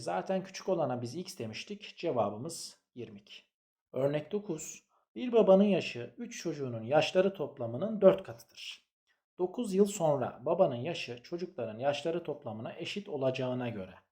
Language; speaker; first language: Turkish; native; Turkish